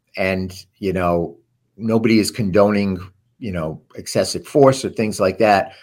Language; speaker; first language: English; native; English